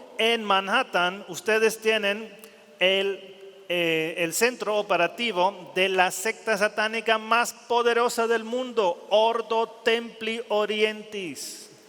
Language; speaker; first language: Spanish; non-native, fluent; German